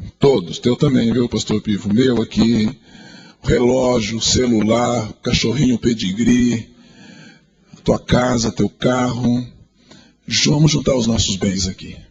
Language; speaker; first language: Portuguese; native; Portuguese